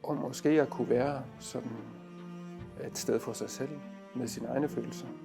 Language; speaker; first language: Danish; native; Danish